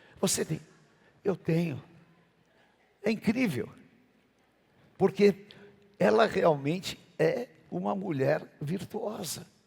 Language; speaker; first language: Portuguese; native; Portuguese